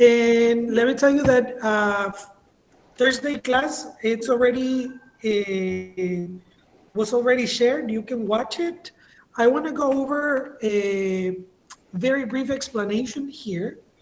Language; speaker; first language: English; non-native, fluent; Spanish